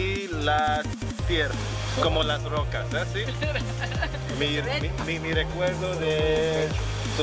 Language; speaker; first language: Spanish; non-native, learner; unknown